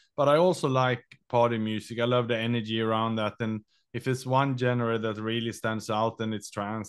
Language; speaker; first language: English; non-native, fluent; Swedish